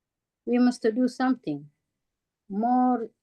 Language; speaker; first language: English; non-native, learner; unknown